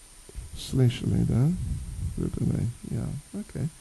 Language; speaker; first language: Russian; non-native, learner; English